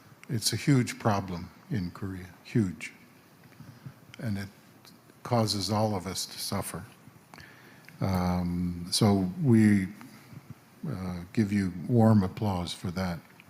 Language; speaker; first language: English; native; English